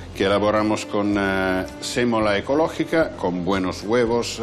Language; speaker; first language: Spanish; non-native, fluent; Italian